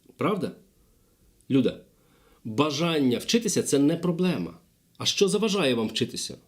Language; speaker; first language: Ukrainian; non-native, local second language; Russian